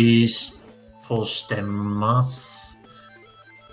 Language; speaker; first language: Japanese; non-native, learner; English